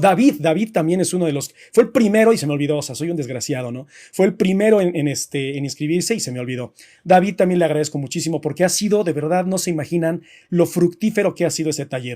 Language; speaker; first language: Spanish; native; Spanish